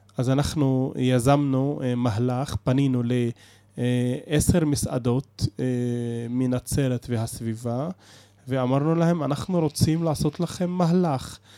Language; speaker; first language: Hebrew; non-native, local second language; Arabic